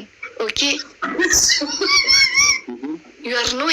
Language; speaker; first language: English; non-native, learner; Nepali